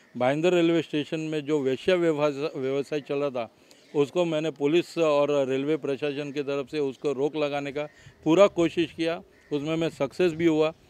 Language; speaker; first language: Hindi; non-native, local second language; Marathi